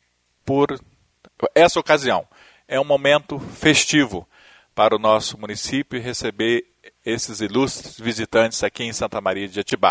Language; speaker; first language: Portuguese; native; Portuguese